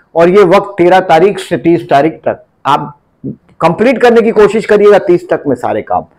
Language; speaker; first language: Hindi; native; Hindi